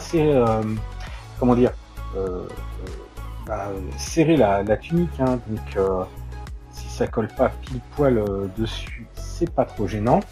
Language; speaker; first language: French; native; French